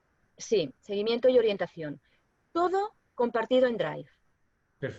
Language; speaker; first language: Spanish; native; Spanish